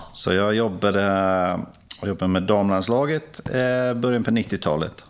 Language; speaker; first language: Swedish; non-native, fluent; English